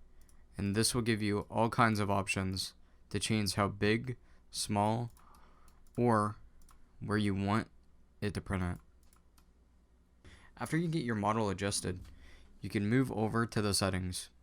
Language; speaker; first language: English; native; English